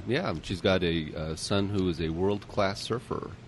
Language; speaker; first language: English; native; English